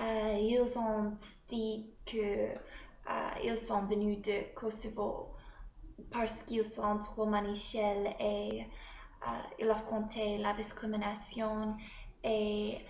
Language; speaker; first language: French; non-native, learner; English